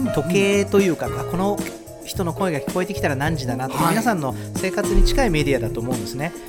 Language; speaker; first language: Japanese; early bilingual, other home language; Portuguese